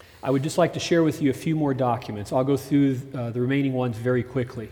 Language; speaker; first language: English; early bilingual, other home language; German